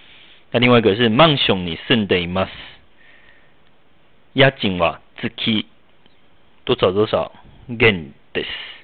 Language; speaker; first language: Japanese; non-native, fluent; Chinese